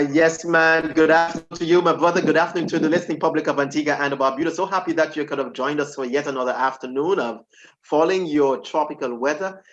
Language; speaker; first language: English; native; English